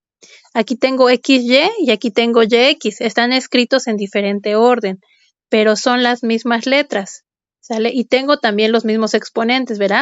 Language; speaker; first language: Spanish; native; Spanish